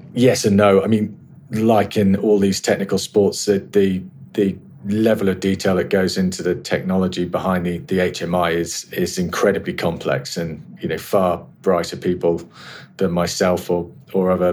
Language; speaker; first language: English; native; English